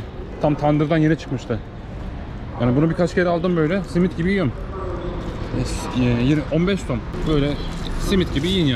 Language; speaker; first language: Turkish; native; Turkish